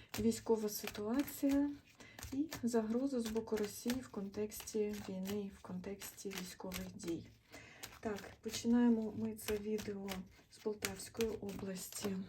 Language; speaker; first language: Ukrainian; non-native, local second language; Russian